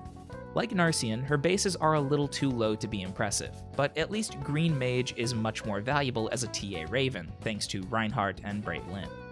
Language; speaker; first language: English; native; English